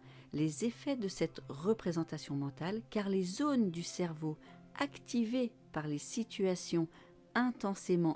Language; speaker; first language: French; native; French